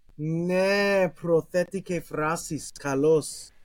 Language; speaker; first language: Greek; non-native, learner; English